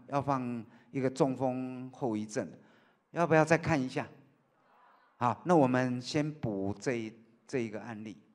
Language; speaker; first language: Chinese; native; Chinese